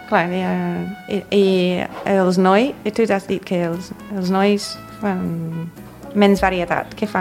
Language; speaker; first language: Catalan; non-native, fluent; English